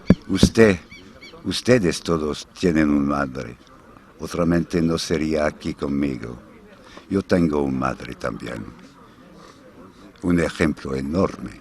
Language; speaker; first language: Spanish; non-native, fluent; English